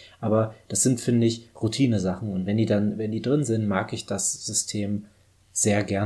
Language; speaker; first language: German; native; German